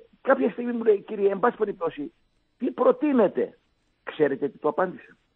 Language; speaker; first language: Greek; non-native, fluent; Arabic